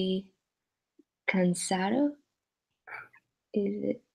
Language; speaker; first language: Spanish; non-native, learner; English